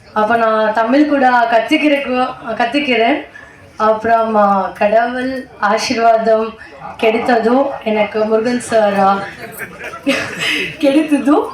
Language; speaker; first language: Tamil; non-native, learner; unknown